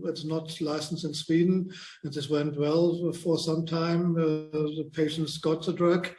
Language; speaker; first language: English; non-native, fluent; German